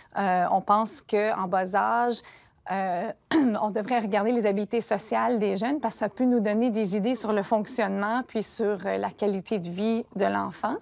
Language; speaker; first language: French; native; French